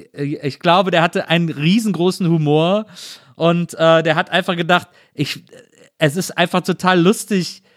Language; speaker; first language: German; native; German